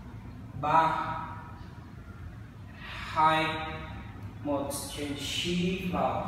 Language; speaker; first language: Vietnamese; non-native, learner; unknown